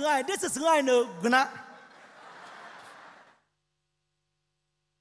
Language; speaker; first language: English; non-native, local second language; Akan